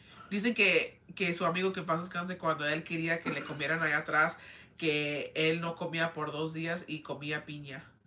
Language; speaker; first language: Spanish; early bilingual, heritage; Spanish